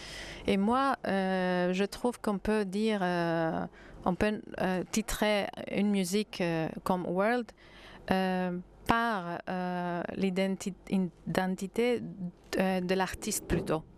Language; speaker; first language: French; non-native, fluent; Greek